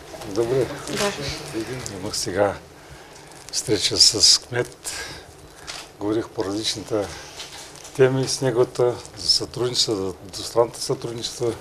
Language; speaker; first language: Bulgarian; non-native, learner; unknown